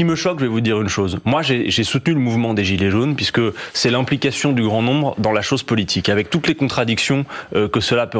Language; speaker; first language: French; native; French